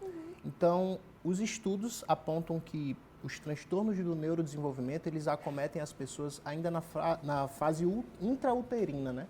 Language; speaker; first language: Portuguese; native; Portuguese